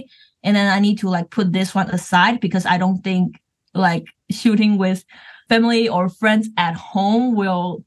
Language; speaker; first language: English; non-native, fluent; Chinese